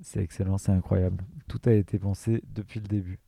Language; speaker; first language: French; native; French